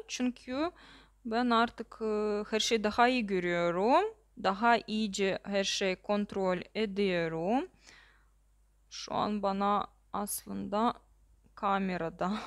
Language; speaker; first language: Turkish; non-native, learner; Russian